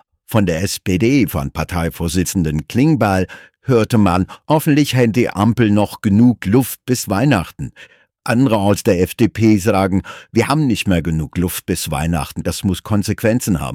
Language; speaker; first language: German; native; German